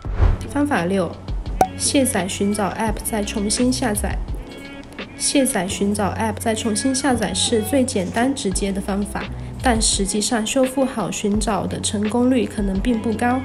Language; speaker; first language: Chinese; native; Chinese